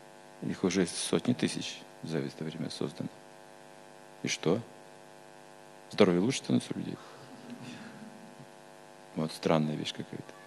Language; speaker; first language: Russian; native; Russian